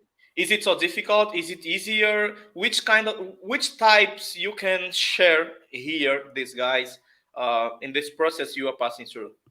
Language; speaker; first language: English; non-native, fluent; Portuguese